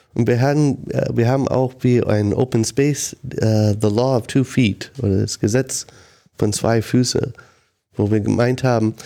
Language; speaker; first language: German; non-native, fluent; English